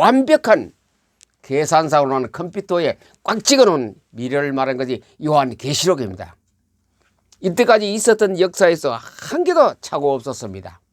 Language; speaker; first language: Korean; native; Korean